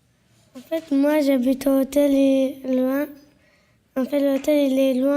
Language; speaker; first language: French; non-native, learner; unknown